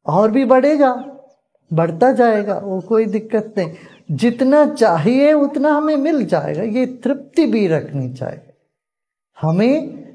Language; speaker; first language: Hindi; non-native, local second language; Tamil